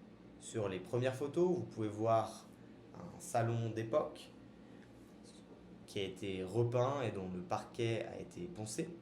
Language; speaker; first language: French; native; French